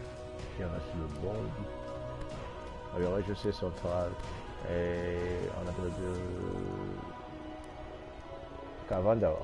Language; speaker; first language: French; non-native, fluent; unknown